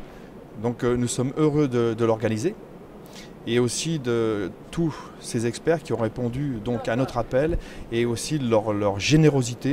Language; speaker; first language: French; native; French